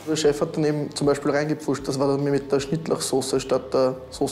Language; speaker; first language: German; native; German